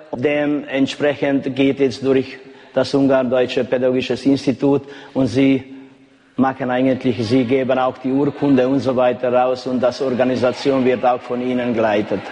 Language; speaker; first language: German; non-native, local second language; Hungarian